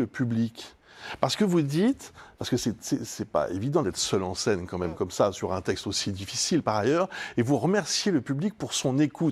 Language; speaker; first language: French; native; French